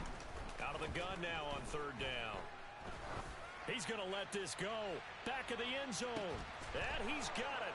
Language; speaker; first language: English; native; English